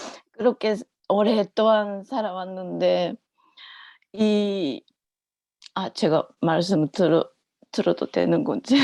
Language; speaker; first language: Korean; non-native, learner; Japanese